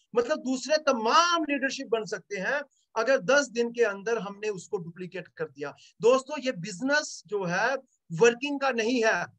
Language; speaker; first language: Hindi; native; Hindi